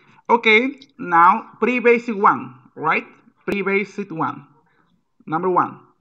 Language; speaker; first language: English; non-native, fluent; Spanish